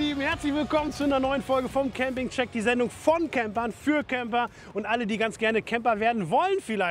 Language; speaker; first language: German; native; German